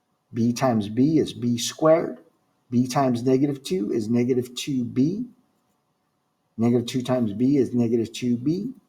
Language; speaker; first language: English; native; English